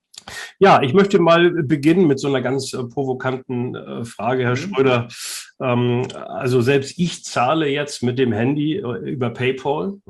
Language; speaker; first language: German; native; German